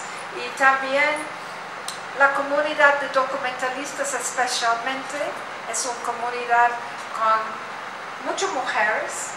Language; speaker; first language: Spanish; non-native, learner; English